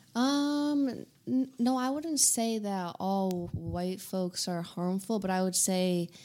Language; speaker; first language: English; early bilingual, other home language; Hindi